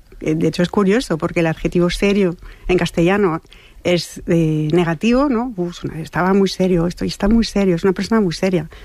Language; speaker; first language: Spanish; non-native, fluent; French